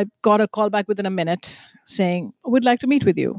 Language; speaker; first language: English; non-native, local second language; Hindi